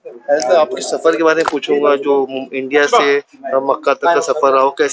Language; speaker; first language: Hindi; native; Hindi